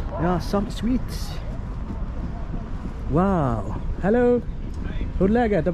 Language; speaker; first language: Swedish; non-native, learner; Somali